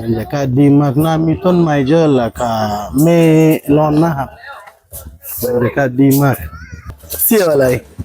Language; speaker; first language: Thai; native; Thai